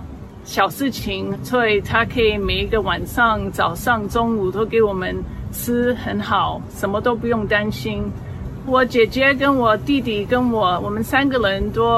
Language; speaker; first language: Chinese; early bilingual, heritage; Chinese